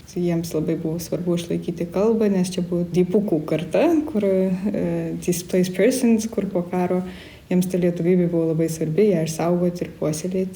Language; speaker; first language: Lithuanian; early bilingual, heritage; Lithuanian